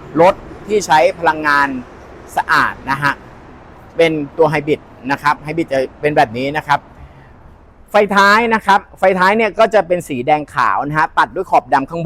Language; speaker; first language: Thai; native; Thai